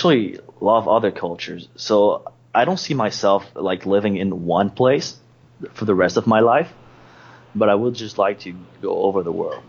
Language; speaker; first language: English; non-native, fluent; Spanish